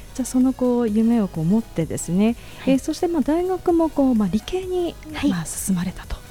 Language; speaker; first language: Japanese; native; Japanese